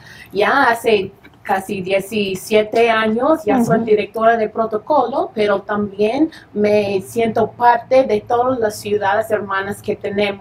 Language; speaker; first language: Spanish; early bilingual, heritage; English